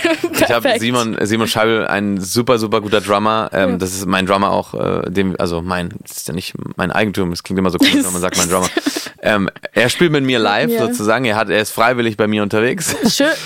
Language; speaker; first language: German; non-native, fluent; Spanish